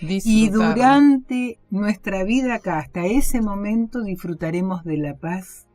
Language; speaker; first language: Spanish; native; Spanish